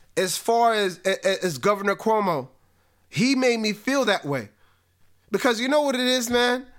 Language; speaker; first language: English; native; English